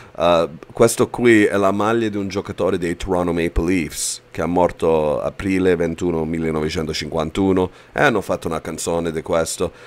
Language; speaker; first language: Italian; early bilingual, heritage; Italian